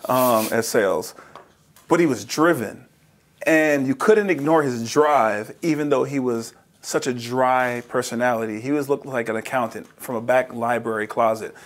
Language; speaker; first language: English; native; English